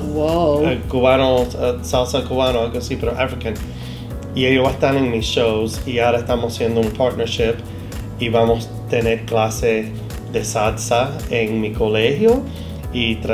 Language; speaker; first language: Spanish; early bilingual, heritage; Spanish